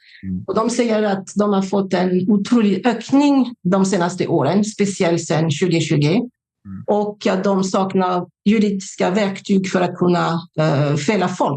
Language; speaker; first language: Swedish; non-native, fluent; French